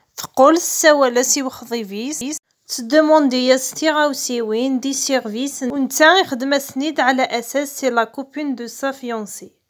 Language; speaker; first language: Arabic; non-native, local second language; Kabyle